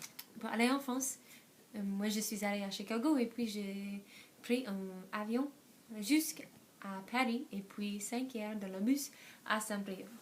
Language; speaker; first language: French; non-native, learner; English